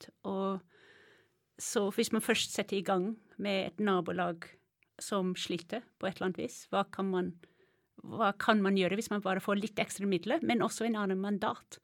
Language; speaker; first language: Norwegian; non-native, fluent; English